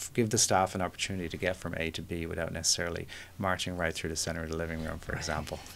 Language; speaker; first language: English; native; English